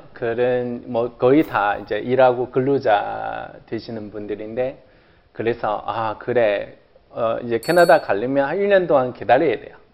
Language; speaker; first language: Korean; non-native, fluent; Chinese